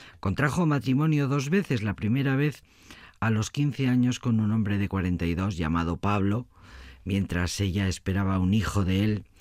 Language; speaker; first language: Spanish; native; Spanish